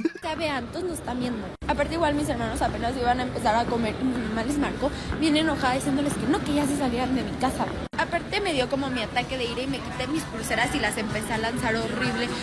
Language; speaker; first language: Spanish; native; Spanish